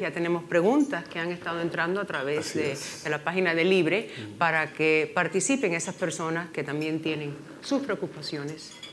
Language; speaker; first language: Spanish; early bilingual, heritage; Spanish